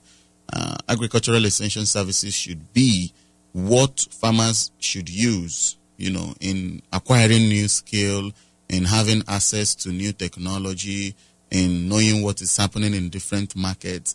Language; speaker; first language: English; non-native, local second language; Igbo